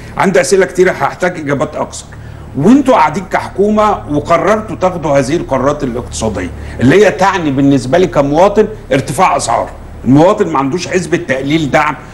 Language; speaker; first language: Egyptian Arabic; native; Egyptian Arabic